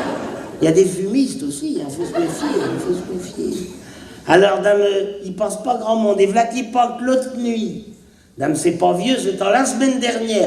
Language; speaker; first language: French; native; French